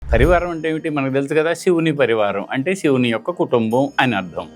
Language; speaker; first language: Telugu; native; Telugu